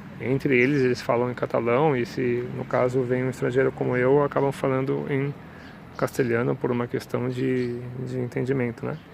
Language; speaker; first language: Portuguese; native; Portuguese